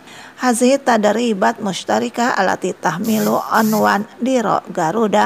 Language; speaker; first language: Arabic; non-native, fluent; Indonesian